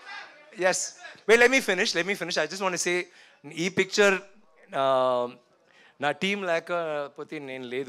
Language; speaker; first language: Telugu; non-native, learner; Tamil